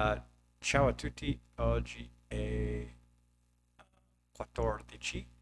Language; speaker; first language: Italian; non-native, learner; English